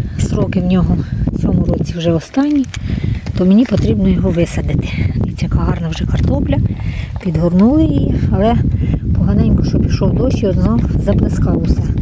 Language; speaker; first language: Ukrainian; non-native, local second language; Russian